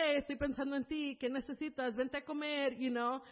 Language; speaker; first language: Spanish; early bilingual, heritage; Spanish